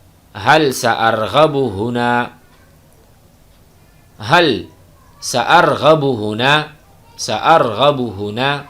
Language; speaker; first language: Arabic; non-native, fluent; Urdu